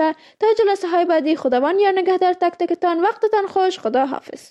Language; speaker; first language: Persian; native; Persian